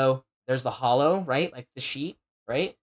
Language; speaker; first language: English; native; English